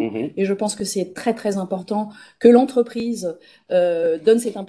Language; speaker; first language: French; native; French